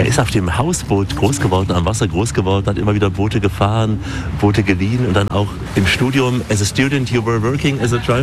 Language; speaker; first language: German; native; German